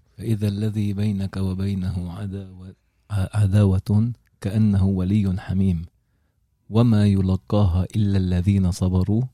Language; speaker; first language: Arabic; native; Arabic